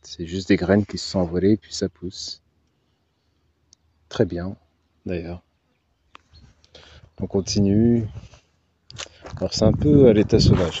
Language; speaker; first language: French; native; French